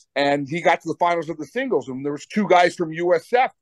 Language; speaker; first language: English; native; English